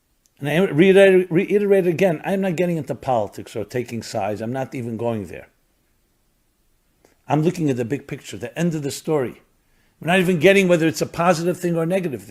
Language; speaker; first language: English; native; English